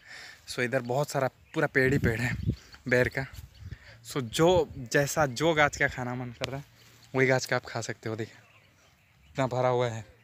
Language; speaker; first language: Hindi; non-native, local second language; Bangla